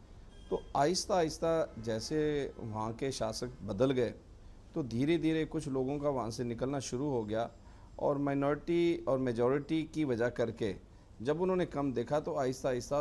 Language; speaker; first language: Hindi; non-native, fluent; Punjabi